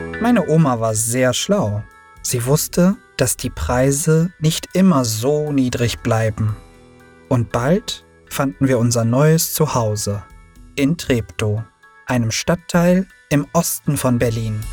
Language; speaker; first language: German; early bilingual, other home language; Turkish